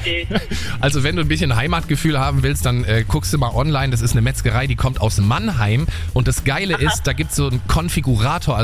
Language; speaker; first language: German; native; German